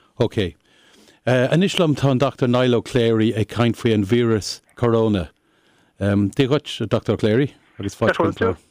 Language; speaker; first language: Irish; non-native, local second language; English